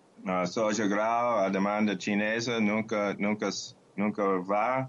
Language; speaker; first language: Portuguese; non-native, fluent; English